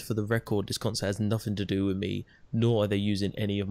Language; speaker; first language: English; native; English